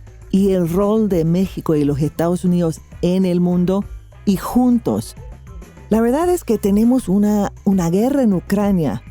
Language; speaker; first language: Spanish; non-native, fluent; English